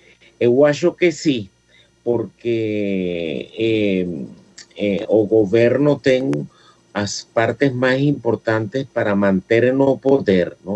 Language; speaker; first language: Portuguese; non-native, fluent; Spanish